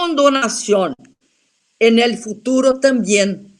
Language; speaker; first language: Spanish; non-native, learner; Portuguese